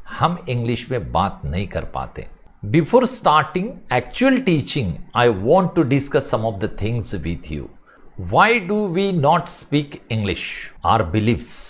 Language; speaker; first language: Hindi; non-native, local second language; Marathi